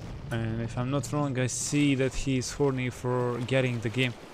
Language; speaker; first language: English; non-native, fluent; Bosnian